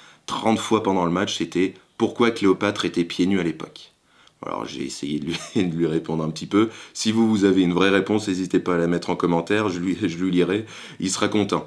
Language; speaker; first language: French; native; French